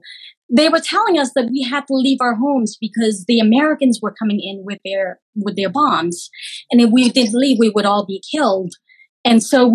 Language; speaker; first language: English; early bilingual, other home language; Khmer